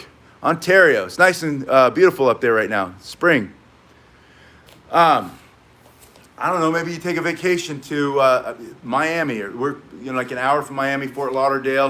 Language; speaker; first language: English; native; English